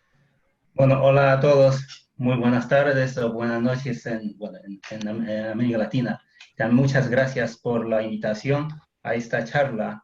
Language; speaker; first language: Spanish; non-native, fluent; Chinese